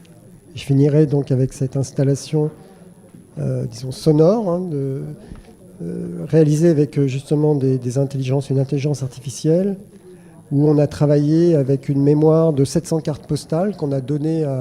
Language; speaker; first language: French; native; French